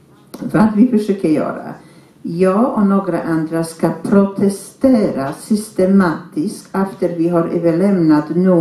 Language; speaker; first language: Swedish; non-native, fluent; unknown